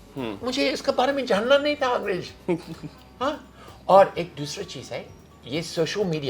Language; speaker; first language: Hindi; non-native, fluent; English